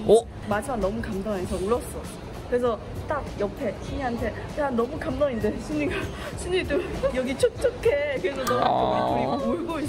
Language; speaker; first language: Korean; non-native, learner; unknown